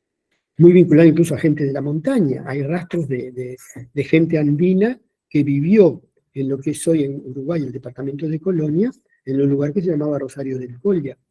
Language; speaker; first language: Spanish; native; Spanish